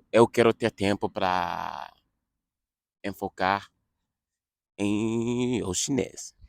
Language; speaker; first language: Portuguese; non-native, fluent; English